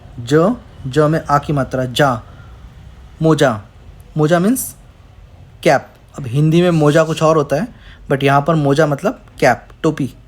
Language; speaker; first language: Hindi; native; Hindi